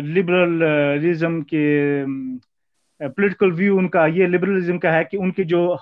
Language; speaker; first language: Urdu; early bilingual, heritage; Urdu